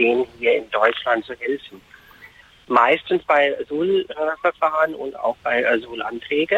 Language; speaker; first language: German; non-native, fluent; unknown